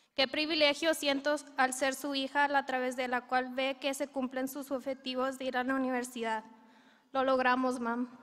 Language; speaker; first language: Spanish; early bilingual, heritage; Spanish